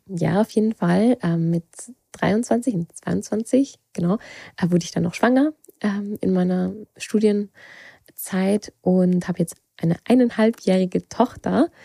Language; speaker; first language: German; early bilingual, other home language; Georgian